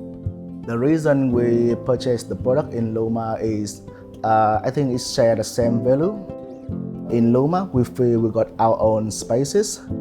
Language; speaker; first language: English; non-native, local second language; Vietnamese